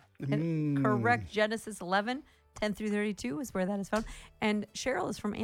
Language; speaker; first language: English; native; English